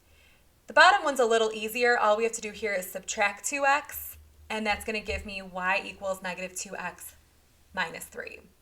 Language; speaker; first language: English; native; English